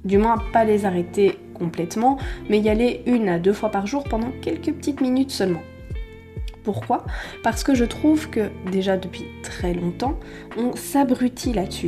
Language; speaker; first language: French; native; French